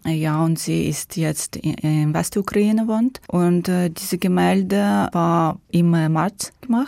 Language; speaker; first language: German; non-native, learner; Ukrainian